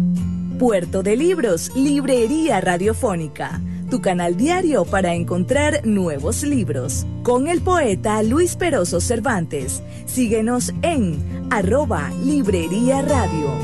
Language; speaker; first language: Spanish; native; Spanish